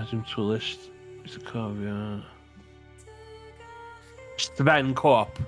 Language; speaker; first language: Welsh; native; Welsh